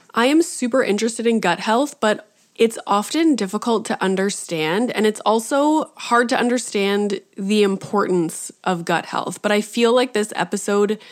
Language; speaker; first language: English; native; English